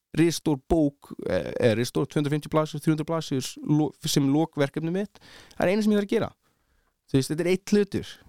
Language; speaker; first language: Icelandic; early bilingual, heritage; Icelandic